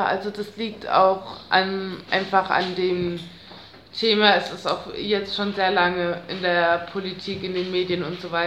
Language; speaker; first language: German; native; German